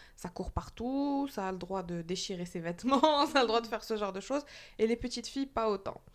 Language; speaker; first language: French; non-native, local second language; Arabic